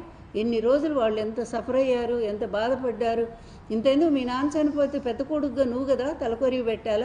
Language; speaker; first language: Telugu; native; Telugu